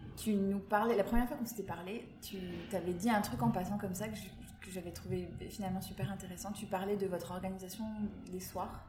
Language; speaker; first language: French; native; French